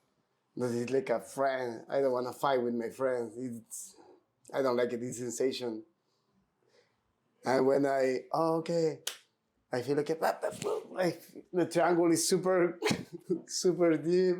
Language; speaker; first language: English; non-native, learner; Spanish